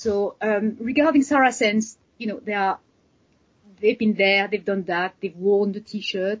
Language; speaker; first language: English; non-native, fluent; French